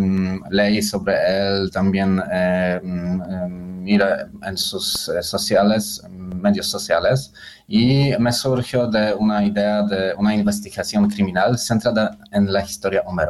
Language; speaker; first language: Spanish; non-native, learner; Polish